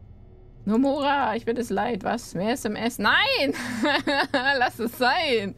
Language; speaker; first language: German; native; German